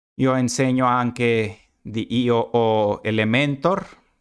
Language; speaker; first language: Italian; non-native, learner; Spanish